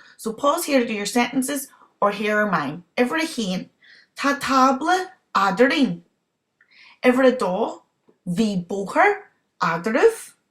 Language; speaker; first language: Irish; non-native, local second language; English